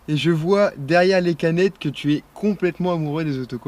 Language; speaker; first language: French; native; French